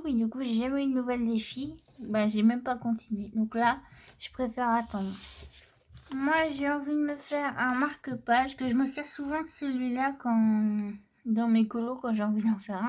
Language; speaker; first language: French; native; French